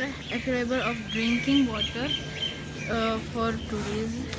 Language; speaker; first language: English; non-native, learner; Indonesian